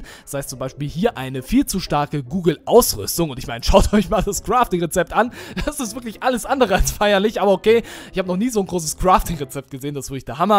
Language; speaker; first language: German; native; German